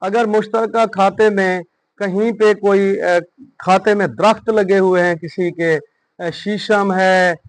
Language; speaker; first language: Hindi; non-native, local second language; Punjabi